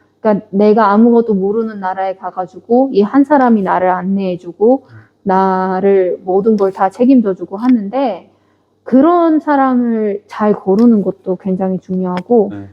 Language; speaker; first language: Korean; native; Korean